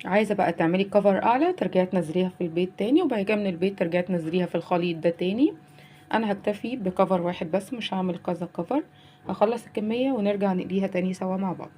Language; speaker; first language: Arabic; native; Arabic